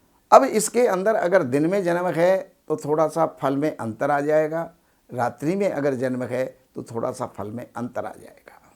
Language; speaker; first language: Hindi; native; Hindi